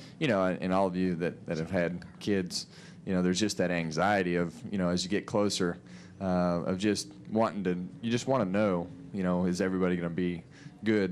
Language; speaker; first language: English; native; English